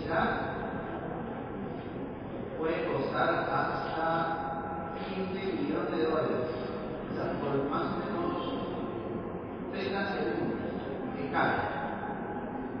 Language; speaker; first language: Spanish; non-native, learner; Chinese